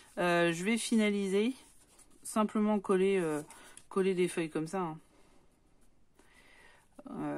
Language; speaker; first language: French; native; French